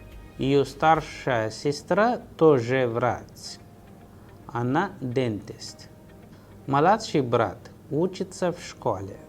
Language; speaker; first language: Russian; non-native, fluent; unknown